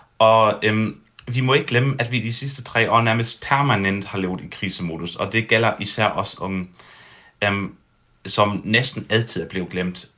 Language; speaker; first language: Danish; early bilingual, heritage; Danish